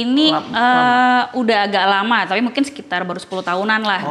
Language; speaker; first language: Indonesian; native; Indonesian